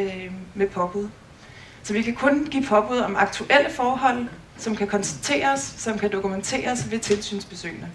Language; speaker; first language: Danish; native; Danish